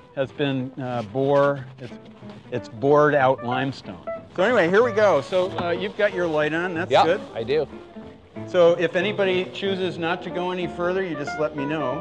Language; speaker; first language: English; native; English